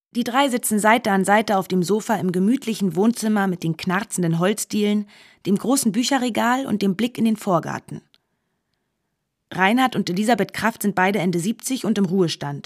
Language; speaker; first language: German; native; German